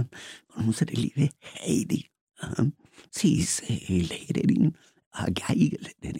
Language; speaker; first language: German; non-native, learner; Spanish